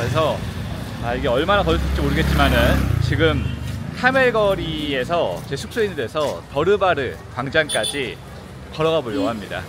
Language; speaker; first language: Korean; native; Korean